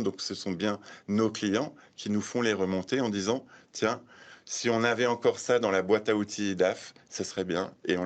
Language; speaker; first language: French; native; French